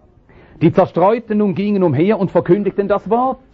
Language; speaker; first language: German; native; German